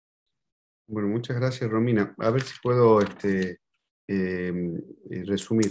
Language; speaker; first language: Spanish; native; Spanish